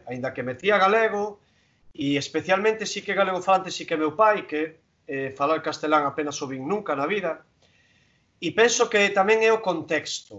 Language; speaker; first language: Galician; non-native, local second language; Spanish